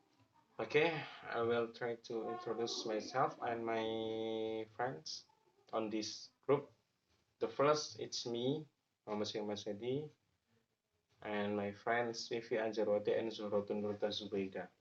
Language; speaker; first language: English; non-native, learner; Javanese